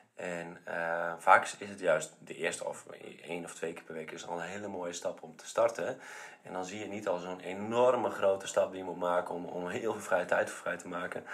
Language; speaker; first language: Dutch; native; Dutch